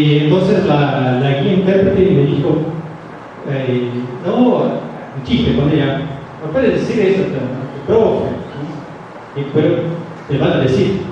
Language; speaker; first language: Spanish; non-native, fluent; Portuguese